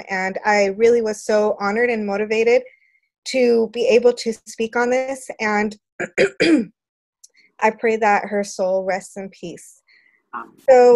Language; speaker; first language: English; native; English